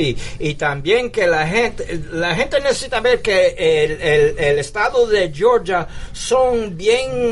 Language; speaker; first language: Spanish; early bilingual, heritage; English